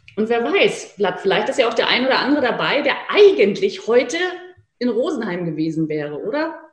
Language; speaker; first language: German; native; German